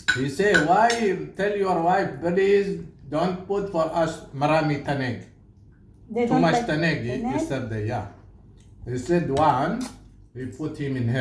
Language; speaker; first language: English; non-native, learner; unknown